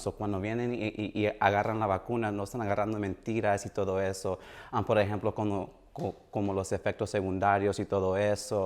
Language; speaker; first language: Spanish; early bilingual, heritage; Spanish